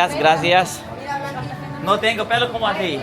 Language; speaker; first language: Spanish; non-native, learner; Pashto